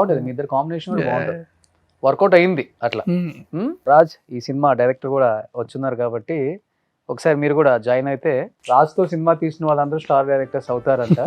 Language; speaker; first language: Telugu; native; Telugu